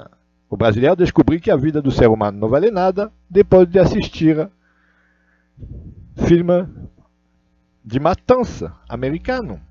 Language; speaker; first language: Portuguese; non-native, learner; Russian